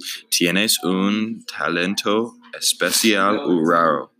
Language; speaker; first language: Spanish; non-native, learner; English